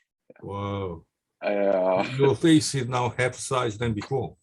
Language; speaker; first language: English; non-native, fluent; Korean